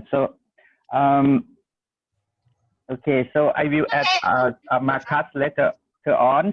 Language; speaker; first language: English; non-native, learner; Thai